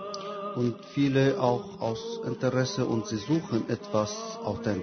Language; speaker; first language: German; non-native, fluent; Arabic